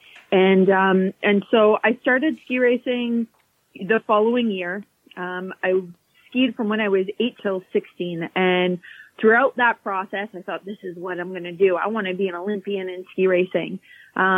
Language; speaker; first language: English; native; English